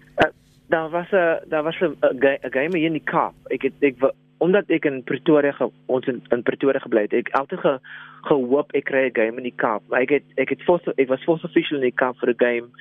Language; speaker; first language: Afrikaans; non-native, local second language; English